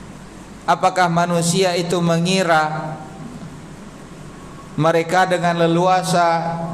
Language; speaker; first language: Indonesian; native; Indonesian